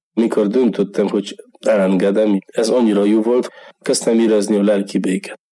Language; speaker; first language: Hungarian; non-native, learner; Polish